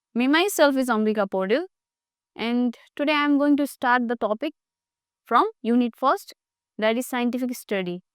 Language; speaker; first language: English; non-native, local second language; Nepali